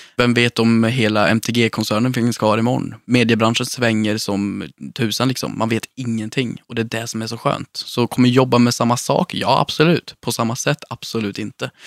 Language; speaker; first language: Swedish; native; Swedish